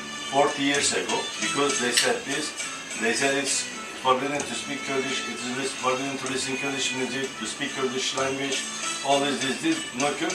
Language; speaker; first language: English; non-native, fluent; Kurdish